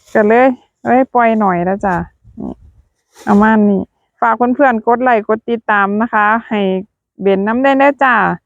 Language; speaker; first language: Thai; native; Thai